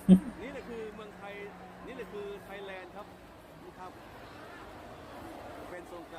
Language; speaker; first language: Thai; native; Thai